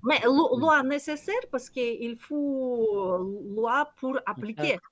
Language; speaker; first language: French; non-native, learner; Kyrgyz